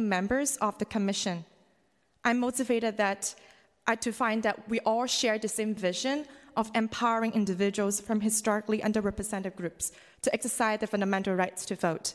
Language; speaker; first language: English; non-native, local second language; Cantonese